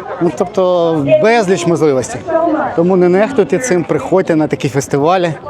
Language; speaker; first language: Ukrainian; native; Ukrainian